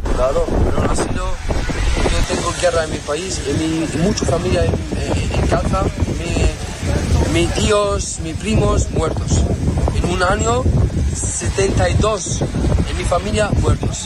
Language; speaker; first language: Spanish; non-native, learner; Arabic